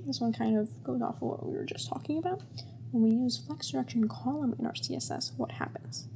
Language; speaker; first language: English; native; English